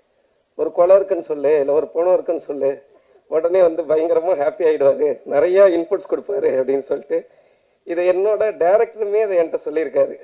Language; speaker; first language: Tamil; native; Tamil